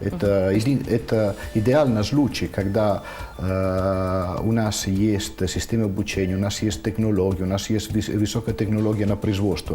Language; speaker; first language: Russian; non-native, fluent; Italian